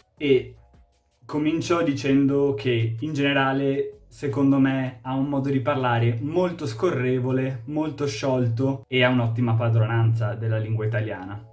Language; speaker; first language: Italian; native; Italian